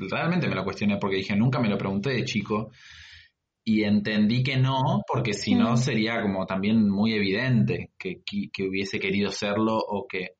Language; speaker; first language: Spanish; native; Spanish